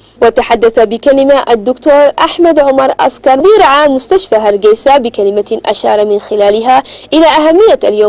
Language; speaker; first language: Arabic; non-native, local second language; Somali